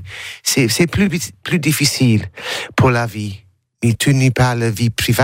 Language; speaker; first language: French; non-native, learner; English